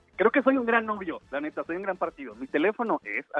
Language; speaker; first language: Spanish; native; Spanish